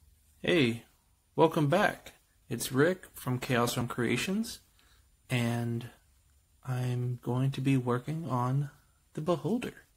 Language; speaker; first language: English; native; English